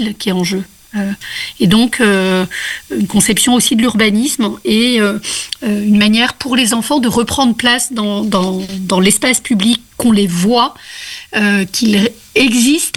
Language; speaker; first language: French; native; French